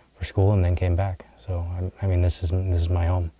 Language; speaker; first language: English; native; English